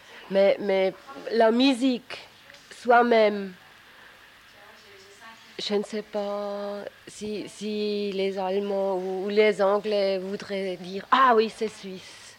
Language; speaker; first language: French; non-native, local second language; German